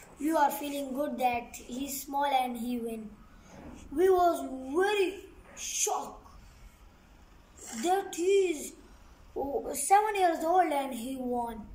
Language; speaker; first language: English; non-native, learner; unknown